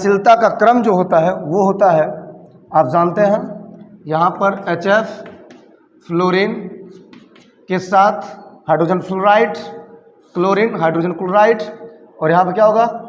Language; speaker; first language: Hindi; native; Hindi